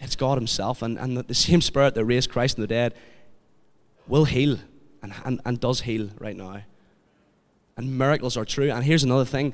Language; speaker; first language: English; native; English